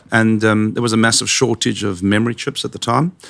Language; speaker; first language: English; native; English